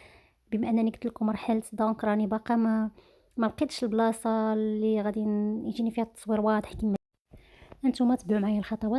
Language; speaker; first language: Arabic; native; Arabic